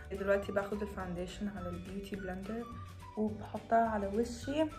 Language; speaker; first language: Arabic; non-native, learner; English